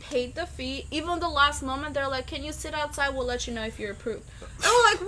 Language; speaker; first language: English; non-native, fluent; Albanian